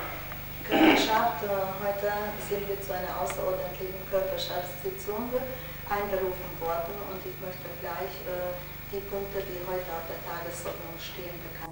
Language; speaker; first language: German; non-native, local second language; Hungarian